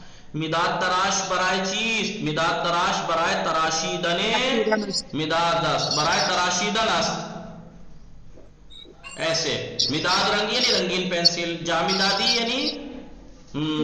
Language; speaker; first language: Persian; non-native, fluent; Urdu